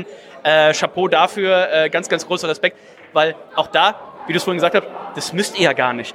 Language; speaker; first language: German; native; German